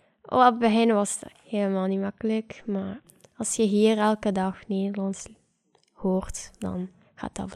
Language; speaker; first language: Dutch; native; Dutch